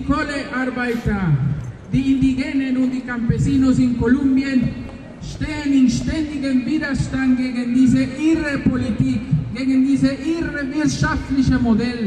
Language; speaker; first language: German; non-native, fluent; Spanish